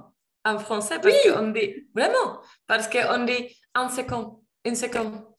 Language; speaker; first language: French; non-native, learner; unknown